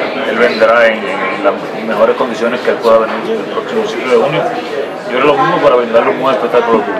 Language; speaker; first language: Spanish; native; Spanish